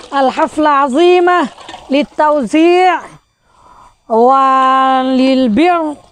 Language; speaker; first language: Arabic; non-native, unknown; Bangla